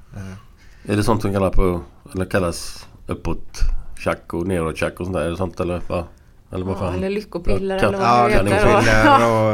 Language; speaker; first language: Swedish; native; Swedish